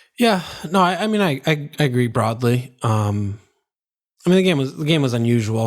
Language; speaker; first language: English; native; English